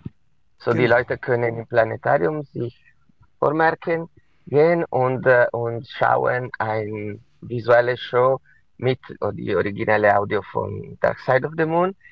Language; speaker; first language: German; non-native, local second language; Italian